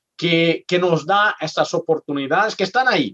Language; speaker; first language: Spanish; non-native, fluent; Portuguese